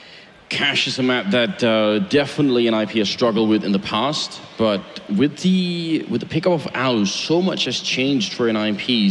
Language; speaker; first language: English; non-native, fluent; Swedish